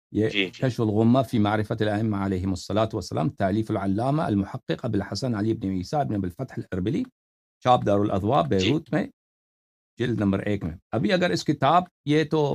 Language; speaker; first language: Urdu; non-native, fluent; Persian